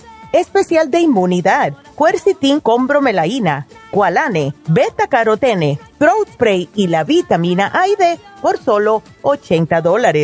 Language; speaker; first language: Spanish; native; Spanish